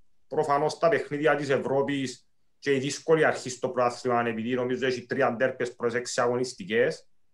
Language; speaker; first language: Greek; native; Greek